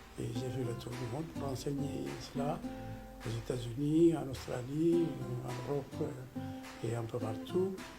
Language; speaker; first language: French; non-native, fluent; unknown